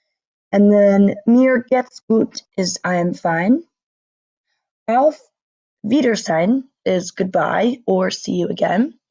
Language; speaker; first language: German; non-native, learner; English